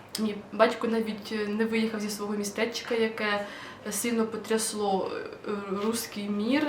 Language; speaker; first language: Ukrainian; non-native, local second language; Russian